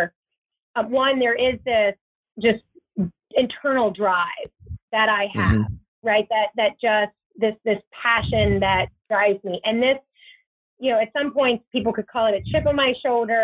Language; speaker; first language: English; native; English